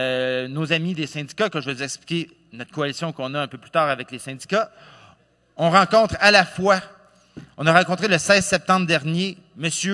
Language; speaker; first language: French; native; French